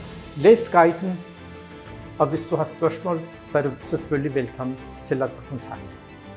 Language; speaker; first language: Danish; non-native, fluent; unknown